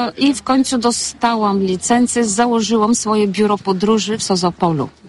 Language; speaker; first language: Polish; non-native, fluent; Bulgarian